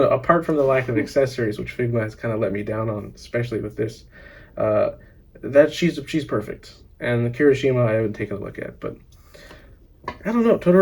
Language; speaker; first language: English; native; English